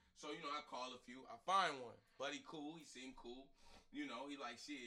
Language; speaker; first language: English; native; English